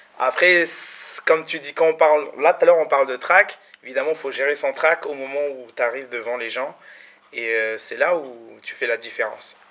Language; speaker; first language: French; early bilingual, other home language; Malagasy